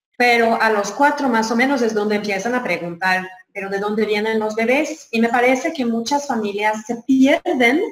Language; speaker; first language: Spanish; non-native, fluent; Swedish